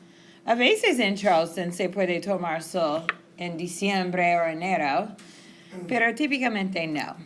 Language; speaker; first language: Spanish; non-native, fluent; English